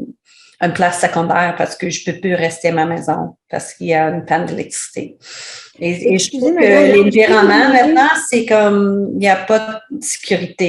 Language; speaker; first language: French; non-native, learner; English